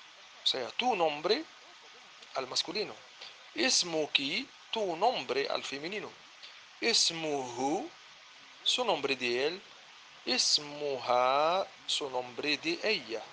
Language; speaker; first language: Spanish; non-native, fluent; Arabic